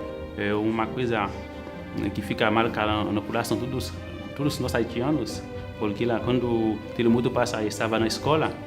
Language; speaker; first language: Portuguese; non-native, learner; Haitian Creole